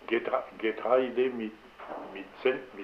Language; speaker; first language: German; non-native, learner; French